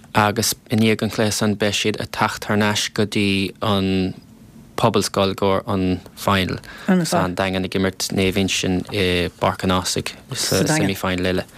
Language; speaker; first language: Irish; native; Irish